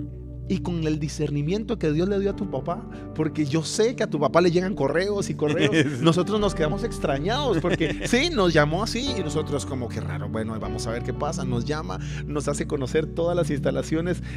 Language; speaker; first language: Spanish; native; Spanish